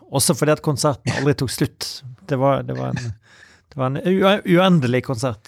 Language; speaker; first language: Norwegian; native; Norwegian